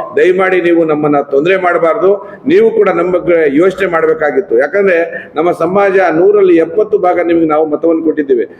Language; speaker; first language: Kannada; native; Kannada